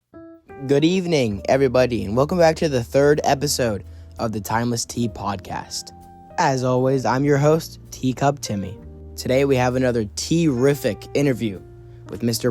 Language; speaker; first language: English; native; English